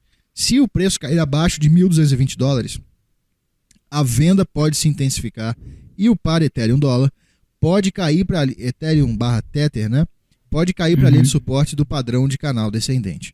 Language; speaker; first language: Portuguese; native; Portuguese